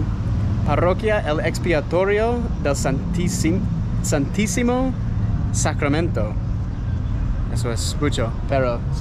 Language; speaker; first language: Spanish; non-native, fluent; English